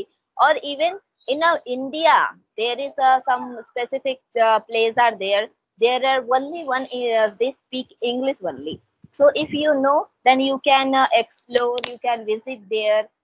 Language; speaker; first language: English; non-native, local second language; Hindi